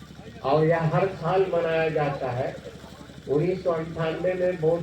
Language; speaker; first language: Hindi; native; Hindi